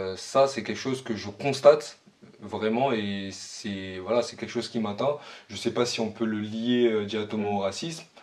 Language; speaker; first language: French; early bilingual, other home language; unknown